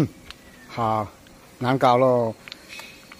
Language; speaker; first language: Chinese; native; Chinese